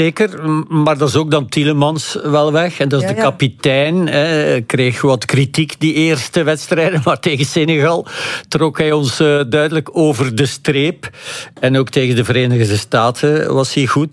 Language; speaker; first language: Dutch; native; Dutch